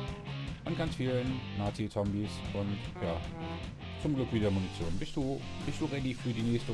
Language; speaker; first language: German; native; German